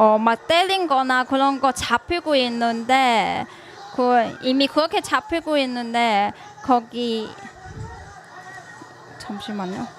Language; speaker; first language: Korean; non-native, learner; Cantonese